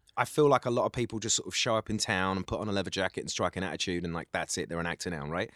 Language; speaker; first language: English; native; English